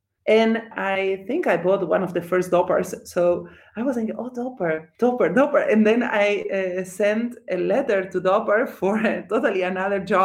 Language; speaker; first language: English; non-native, fluent; Spanish